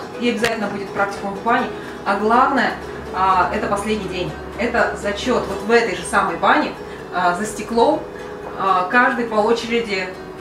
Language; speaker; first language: Russian; native; Russian